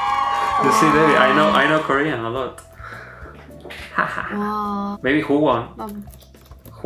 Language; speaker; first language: English; non-native, learner; Spanish